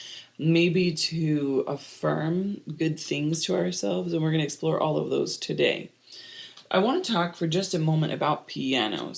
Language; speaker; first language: English; native; English